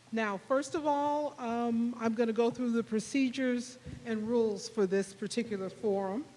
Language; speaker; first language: English; native; English